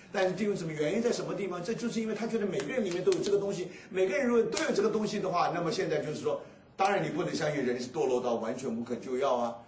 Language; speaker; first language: Chinese; native; Chinese